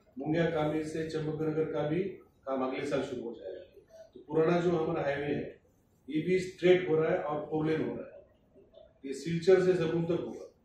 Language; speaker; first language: Hindi; non-native, local second language; Bangla